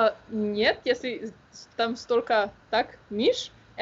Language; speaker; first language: Russian; non-native, learner; Slovenian